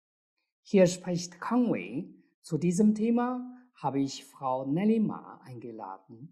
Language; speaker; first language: German; non-native, fluent; Chinese